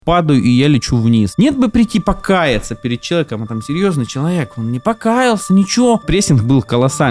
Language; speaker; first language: Russian; native; Russian